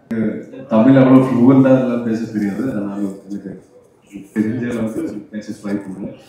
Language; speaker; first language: Tamil; non-native, learner; Malayalam